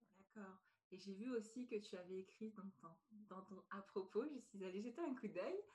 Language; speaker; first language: French; native; French